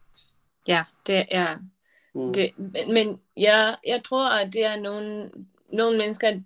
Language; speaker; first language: Danish; non-native, learner; Spanish